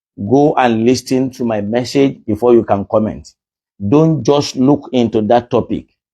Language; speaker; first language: English; non-native, local second language; Yoruba